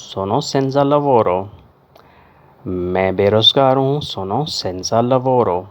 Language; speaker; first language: Italian; non-native, learner; Urdu